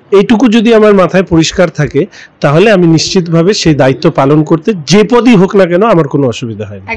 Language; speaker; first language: Bangla; native; Bangla